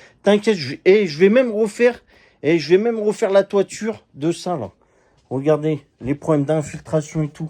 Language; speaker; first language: French; native; French